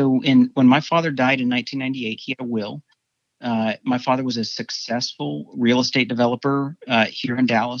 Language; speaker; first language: English; native; English